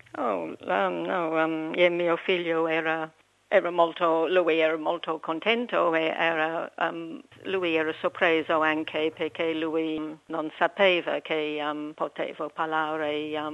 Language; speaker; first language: Italian; non-native, learner; English